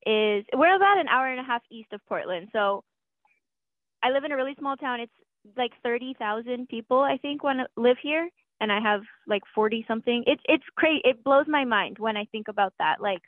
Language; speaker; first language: English; native; English